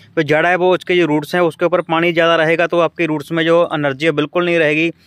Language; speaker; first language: Hindi; non-native, local second language; Punjabi